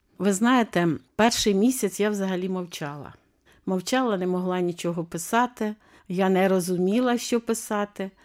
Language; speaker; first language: Ukrainian; native; Ukrainian